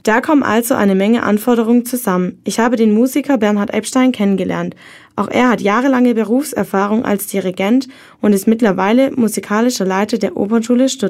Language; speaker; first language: German; native; German